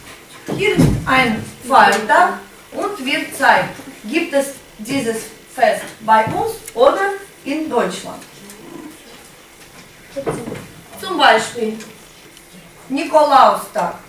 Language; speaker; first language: German; non-native, fluent; Russian